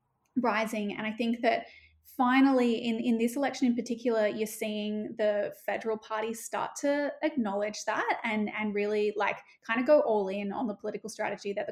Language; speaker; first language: English; native; English